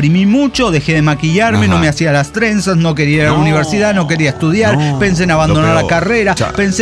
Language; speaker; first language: Spanish; native; Spanish